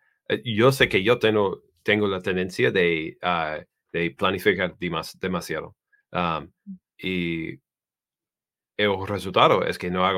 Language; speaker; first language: Spanish; non-native, learner; English